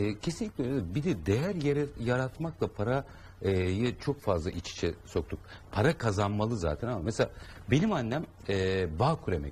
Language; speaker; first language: Turkish; native; Turkish